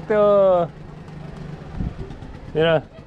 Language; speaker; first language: Spanish; non-native, learner; French